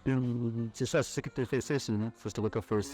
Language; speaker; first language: French; non-native, fluent; Filipino